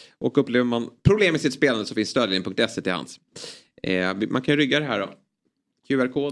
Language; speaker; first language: Swedish; native; Swedish